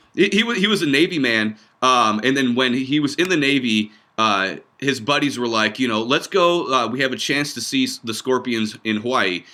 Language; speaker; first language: English; native; English